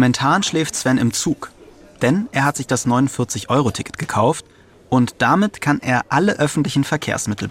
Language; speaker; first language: German; native; German